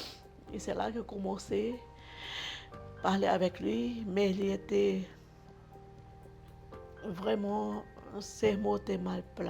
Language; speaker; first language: French; non-native, learner; Portuguese